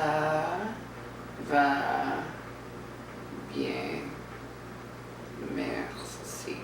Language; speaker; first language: French; non-native, learner; English